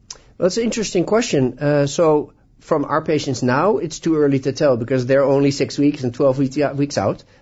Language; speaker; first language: English; non-native, fluent; Dutch